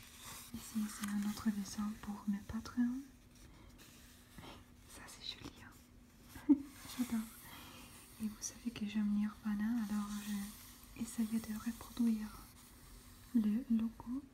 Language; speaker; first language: French; non-native, fluent; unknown